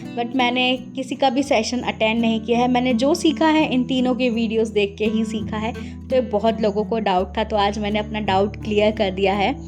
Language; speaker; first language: Hindi; native; Hindi